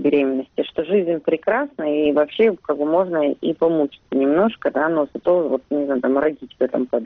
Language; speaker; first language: Russian; native; Russian